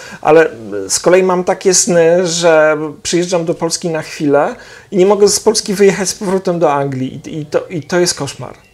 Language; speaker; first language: Polish; native; Polish